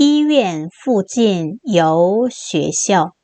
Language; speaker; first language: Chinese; non-native, fluent; Korean